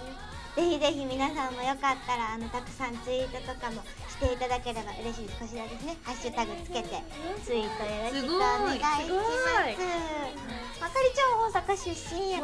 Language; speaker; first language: Japanese; native; Japanese